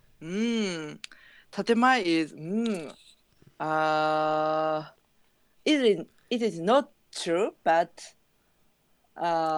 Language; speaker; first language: English; non-native, learner; Japanese